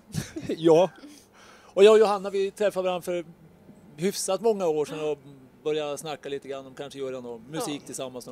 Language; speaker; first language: Swedish; native; Swedish